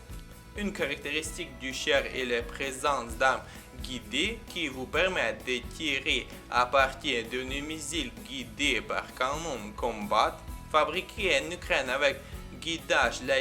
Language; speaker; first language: French; non-native, learner; Ukrainian